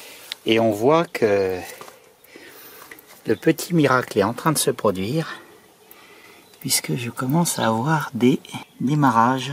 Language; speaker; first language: French; native; French